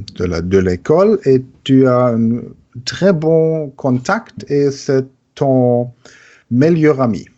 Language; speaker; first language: French; non-native, learner; German